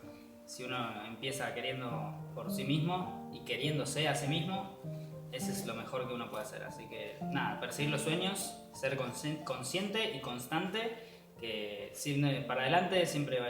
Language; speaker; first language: Spanish; native; Spanish